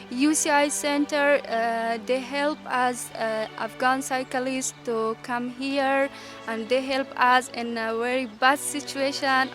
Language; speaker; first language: English; non-native, learner; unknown